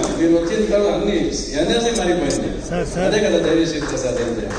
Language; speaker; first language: Telugu; non-native, local second language; Kannada